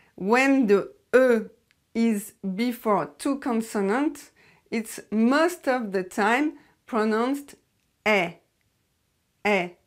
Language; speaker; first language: English; non-native, fluent; French